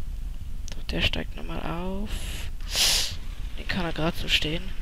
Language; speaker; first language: German; native; German